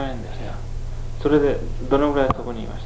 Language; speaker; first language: Japanese; early bilingual, heritage; Japanese